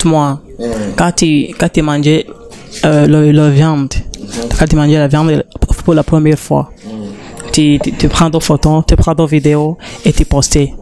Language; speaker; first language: French; non-native, learner; Rundi